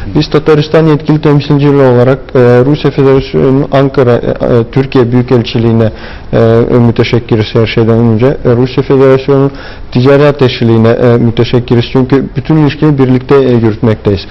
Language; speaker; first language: Turkish; non-native, fluent; Tatar